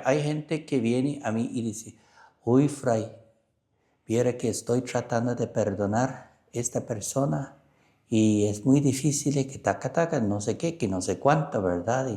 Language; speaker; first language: Spanish; non-native, fluent; English